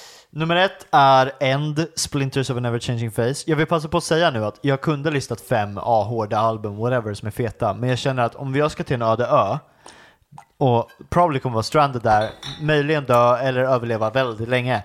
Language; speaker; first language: Swedish; native; Swedish